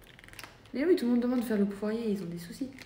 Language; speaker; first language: French; native; French